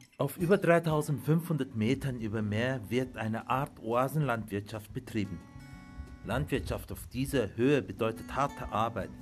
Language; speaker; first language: German; early bilingual, other home language; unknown